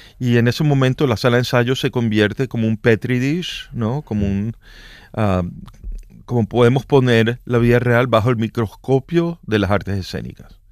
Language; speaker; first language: Spanish; native; Spanish